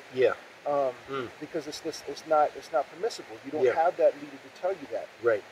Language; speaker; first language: English; native; English